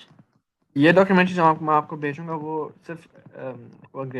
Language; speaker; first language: Hindi; non-native, learner; Urdu